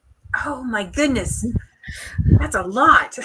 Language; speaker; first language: English; native; English